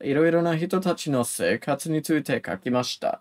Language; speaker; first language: Japanese; non-native, learner; English